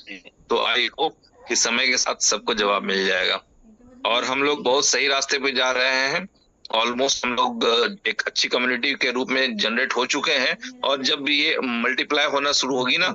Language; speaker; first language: Hindi; native; Hindi